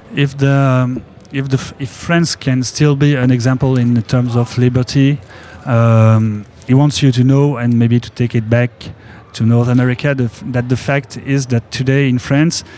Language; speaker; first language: English; non-native, fluent; French